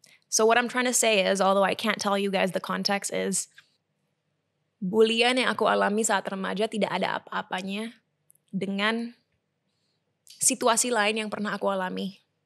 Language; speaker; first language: Indonesian; early bilingual, heritage; Indonesian